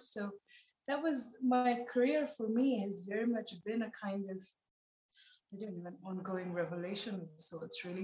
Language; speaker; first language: English; non-native, local second language; Nepali